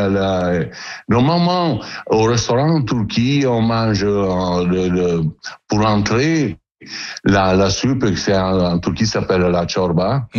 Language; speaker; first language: French; non-native, fluent; Italian